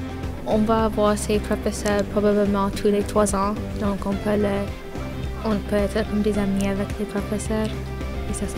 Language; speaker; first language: French; non-native, local second language; English